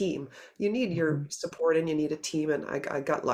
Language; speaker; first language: English; native; English